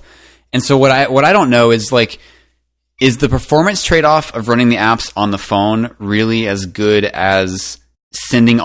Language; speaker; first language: English; native; English